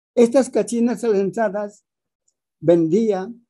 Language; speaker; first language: Spanish; early bilingual, other home language; Aymara